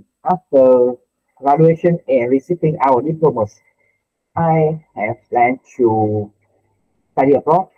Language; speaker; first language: English; non-native, learner; Vietnamese